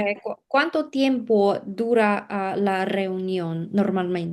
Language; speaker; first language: Spanish; non-native, learner; Russian